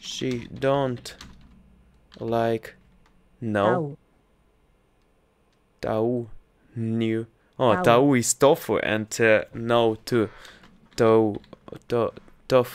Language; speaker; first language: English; non-native, learner; Russian